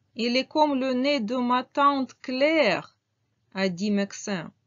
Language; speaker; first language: French; non-native, fluent; Ukrainian